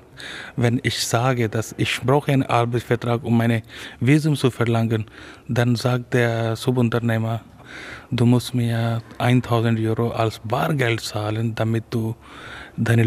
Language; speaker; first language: German; non-native, fluent; Urdu